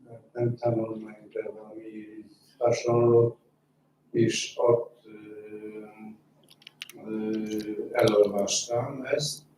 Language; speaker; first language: Hungarian; non-native, fluent; Polish